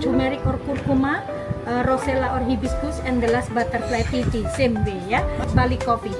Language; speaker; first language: English; non-native, learner; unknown